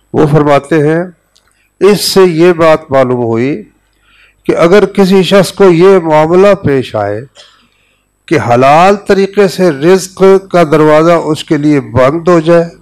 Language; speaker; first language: Urdu; native; Urdu